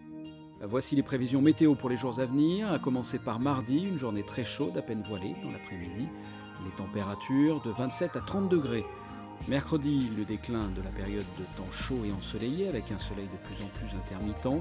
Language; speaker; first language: French; native; French